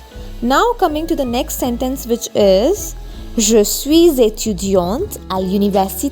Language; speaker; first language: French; non-native, fluent; Hindi